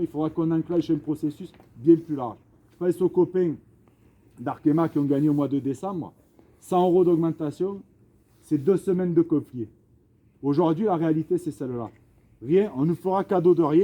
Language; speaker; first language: French; native; French